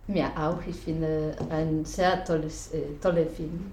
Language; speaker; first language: German; non-native, fluent; Spanish